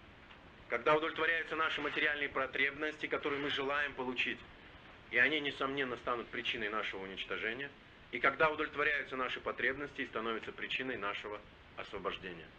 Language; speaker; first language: Russian; native; Russian